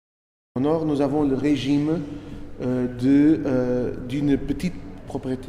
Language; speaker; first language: French; non-native, fluent; Portuguese